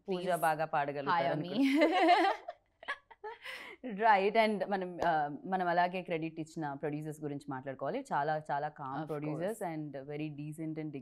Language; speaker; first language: Telugu; native; Telugu